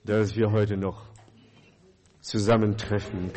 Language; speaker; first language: German; non-native, fluent; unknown